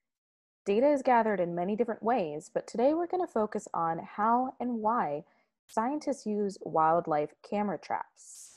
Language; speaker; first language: English; native; English